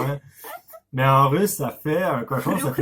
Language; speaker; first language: French; native; French